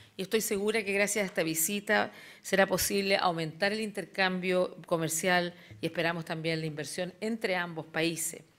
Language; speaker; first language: Spanish; native; Spanish